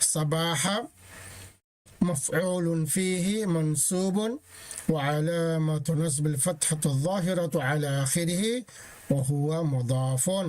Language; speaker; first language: Arabic; non-native, fluent; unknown